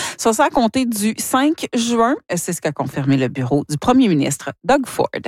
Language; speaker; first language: French; native; French